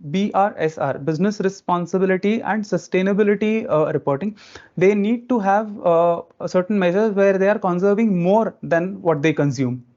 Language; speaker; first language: English; non-native, local second language; Marathi